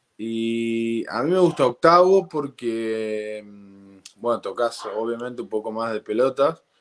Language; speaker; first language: Spanish; native; Spanish